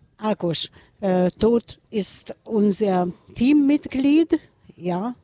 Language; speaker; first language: German; non-native, fluent; Hungarian